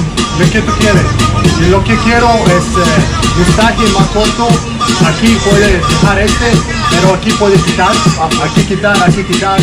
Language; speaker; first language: Spanish; non-native, learner; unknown